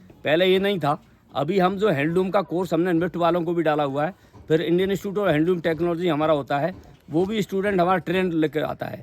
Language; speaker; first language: Hindi; native; Hindi